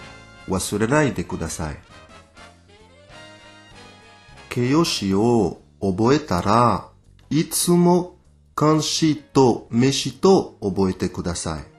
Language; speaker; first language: Japanese; non-native, fluent; French